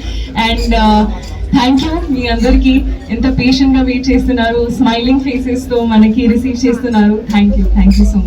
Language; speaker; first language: Telugu; non-native, fluent; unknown